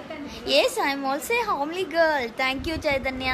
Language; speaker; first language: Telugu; non-native, learner; Malayalam